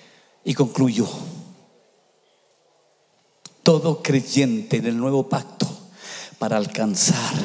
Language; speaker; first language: Spanish; native; Spanish